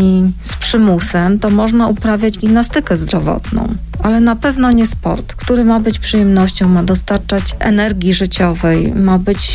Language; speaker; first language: Polish; native; Polish